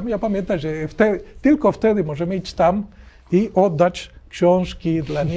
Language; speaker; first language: Polish; non-native, learner; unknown